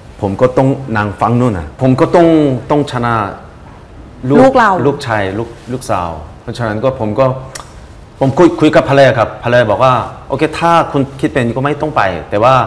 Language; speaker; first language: Thai; non-native, fluent; Korean